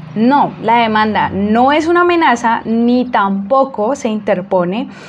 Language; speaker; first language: Spanish; native; Spanish